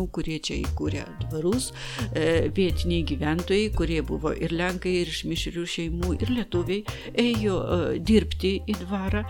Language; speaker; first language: Lithuanian; non-native, local second language; Polish